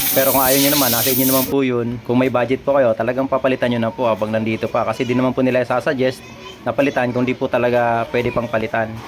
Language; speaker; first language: Filipino; native; Filipino